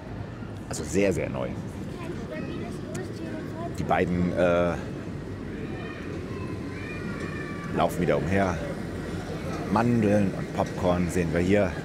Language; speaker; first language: German; native; German